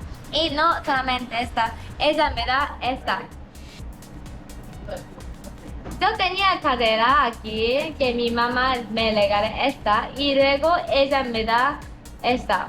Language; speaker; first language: Spanish; non-native, learner; Japanese